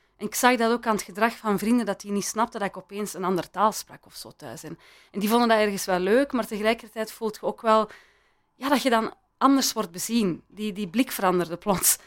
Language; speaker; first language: Dutch; early bilingual, other home language; Persian